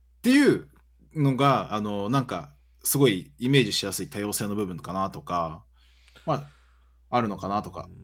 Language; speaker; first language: Japanese; early bilingual, other home language; Portuguese